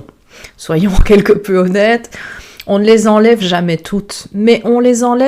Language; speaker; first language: French; native; French